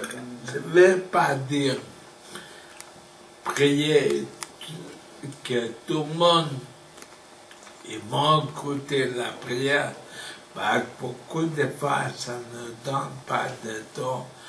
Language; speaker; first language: French; non-native, fluent; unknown